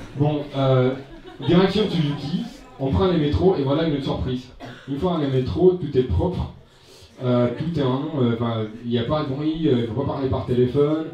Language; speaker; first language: French; non-native, fluent; Spanish